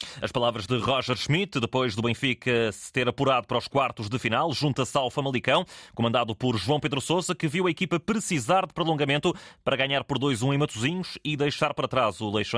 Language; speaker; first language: Portuguese; native; Portuguese